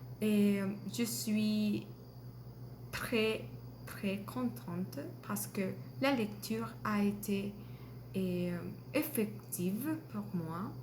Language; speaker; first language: French; non-native, learner; Spanish